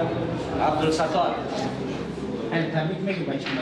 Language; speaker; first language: Persian; native; Persian